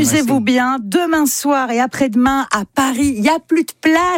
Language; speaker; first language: French; native; French